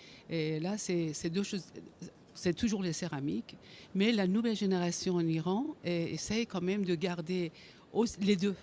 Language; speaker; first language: French; non-native, fluent; Persian